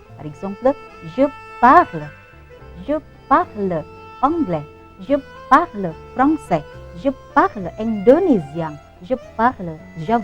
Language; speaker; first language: French; non-native, fluent; Indonesian